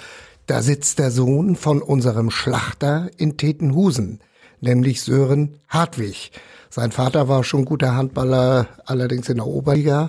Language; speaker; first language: German; native; German